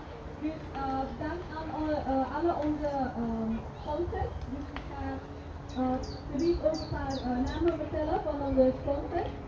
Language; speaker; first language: Dutch; non-native, learner; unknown